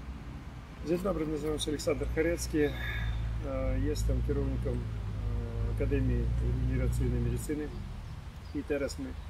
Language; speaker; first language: Polish; non-native, learner; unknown